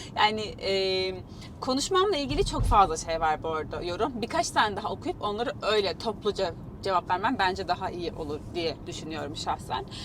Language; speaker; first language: Turkish; native; Turkish